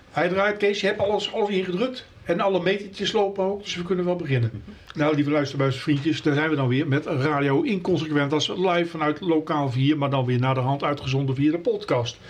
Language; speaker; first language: Dutch; native; Dutch